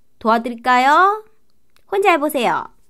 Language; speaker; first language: Korean; non-native, fluent; Chinese